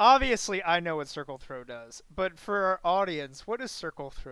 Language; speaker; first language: English; native; English